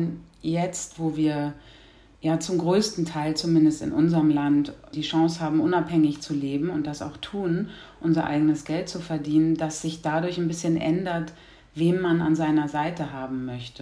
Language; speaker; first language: German; native; German